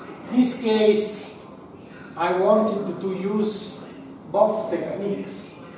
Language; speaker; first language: English; non-native, fluent; Italian